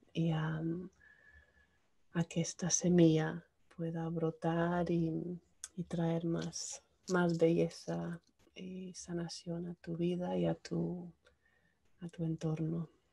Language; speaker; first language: Spanish; non-native, local second language; English